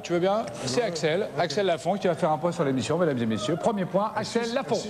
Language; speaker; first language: French; native; French